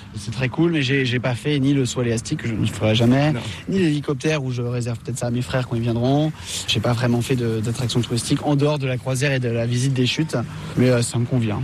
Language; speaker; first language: French; native; French